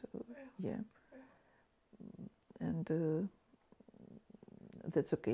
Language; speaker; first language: English; non-native, fluent; Ukrainian